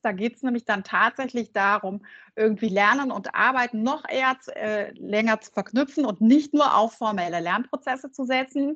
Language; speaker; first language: German; native; German